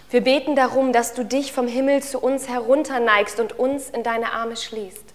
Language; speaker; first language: German; native; German